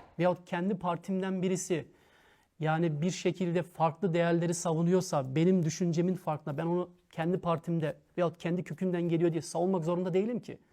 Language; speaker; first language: Turkish; early bilingual, heritage; Turkish